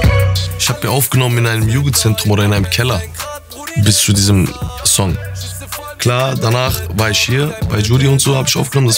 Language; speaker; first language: German; early bilingual, other home language; Turkish